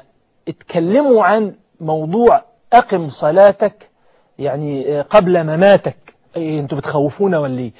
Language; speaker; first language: Arabic; native; Arabic